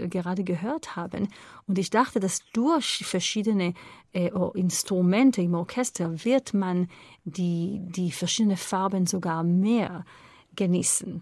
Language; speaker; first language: German; non-native, fluent; Hebrew